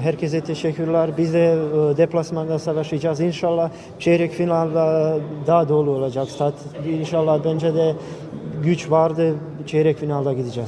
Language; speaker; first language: Turkish; non-native, learner; Bosnian